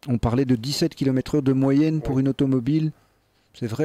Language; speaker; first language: French; native; French